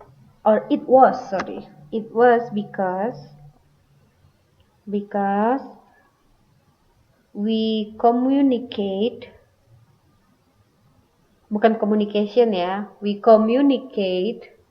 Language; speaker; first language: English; non-native, fluent; Indonesian